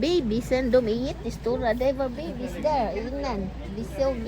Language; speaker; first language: Swedish; non-native, learner; Cebuano